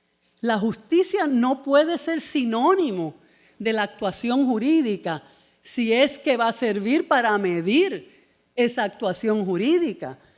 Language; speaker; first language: Spanish; native; Spanish